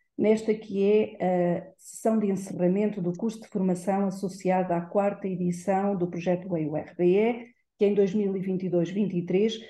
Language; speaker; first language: Portuguese; native; Portuguese